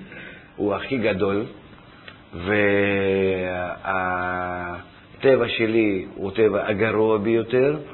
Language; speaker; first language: Hebrew; non-native, fluent; Russian